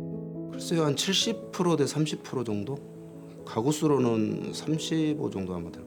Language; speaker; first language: Korean; native; Korean